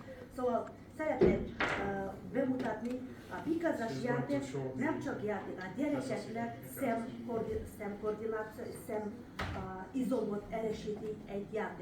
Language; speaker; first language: Hungarian; non-native, learner; Kazakh